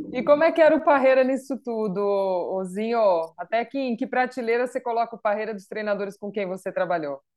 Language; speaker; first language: Portuguese; native; Portuguese